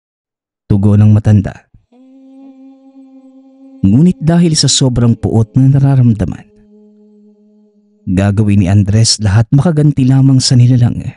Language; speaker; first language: Filipino; native; Filipino